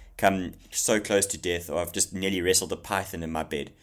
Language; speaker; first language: English; native; English